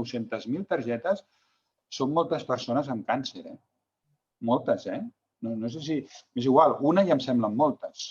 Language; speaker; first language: Catalan; native; Catalan